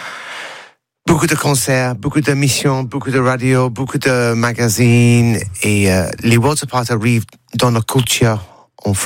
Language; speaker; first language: French; non-native, learner; English